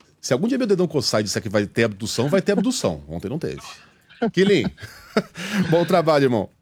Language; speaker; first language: Portuguese; native; Portuguese